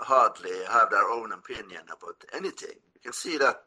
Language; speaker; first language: English; non-native, fluent; Norwegian